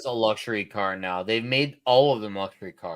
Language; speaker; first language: English; native; English